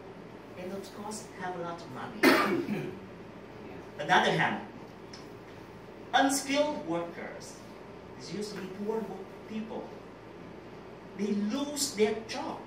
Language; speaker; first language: English; non-native, learner; Vietnamese